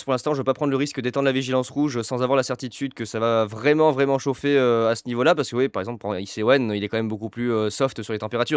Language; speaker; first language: French; native; French